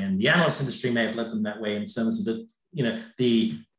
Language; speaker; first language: English; native; English